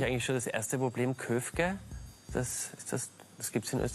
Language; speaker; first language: German; native; German